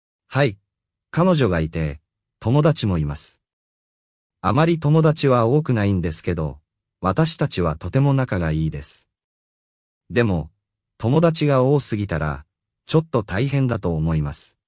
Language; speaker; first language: Japanese; non-native, fluent; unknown